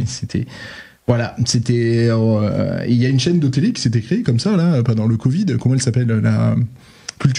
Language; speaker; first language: French; native; French